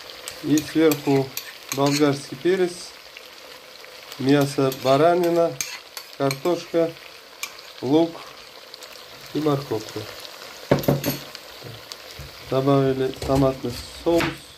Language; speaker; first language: Russian; non-native, learner; Uzbek